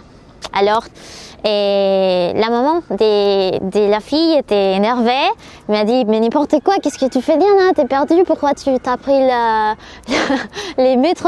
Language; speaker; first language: French; non-native, learner; Spanish